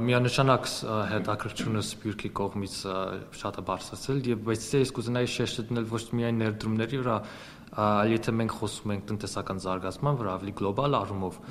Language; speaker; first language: Armenian; early bilingual, heritage; Armenian